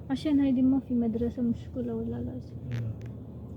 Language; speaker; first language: Arabic; non-native, learner; Amharic